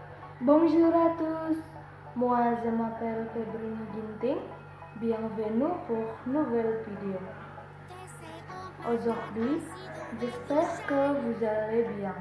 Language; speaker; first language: French; non-native, learner; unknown